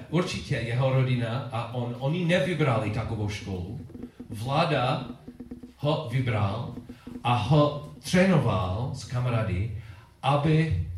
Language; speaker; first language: Czech; non-native, learner; English